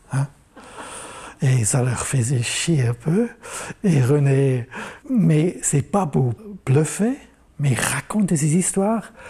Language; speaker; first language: French; non-native, local second language; German